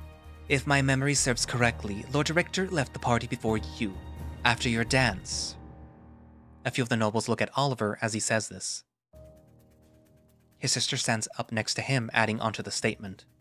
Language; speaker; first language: English; native; English